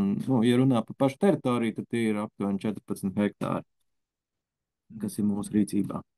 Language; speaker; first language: Latvian; native; Latvian